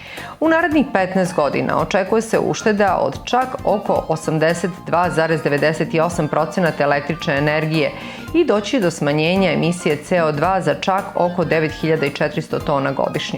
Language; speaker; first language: Serbian; native; Serbian